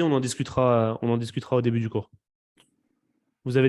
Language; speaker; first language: French; native; French